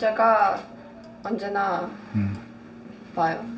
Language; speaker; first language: Korean; non-native, learner; Ukrainian